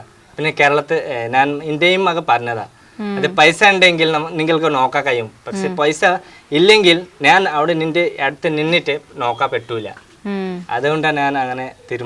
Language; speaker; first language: Malayalam; non-native, local second language; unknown